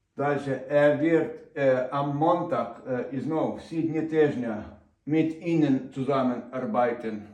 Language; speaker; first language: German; non-native, learner; Ukrainian